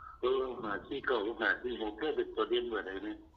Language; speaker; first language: Thai; non-native, local second language; Northeastern Thai